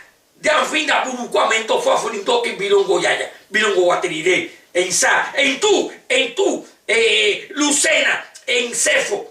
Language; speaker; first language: French; non-native, local second language; Kongo